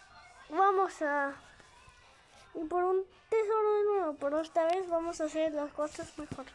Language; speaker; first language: Spanish; early bilingual, heritage; Spanish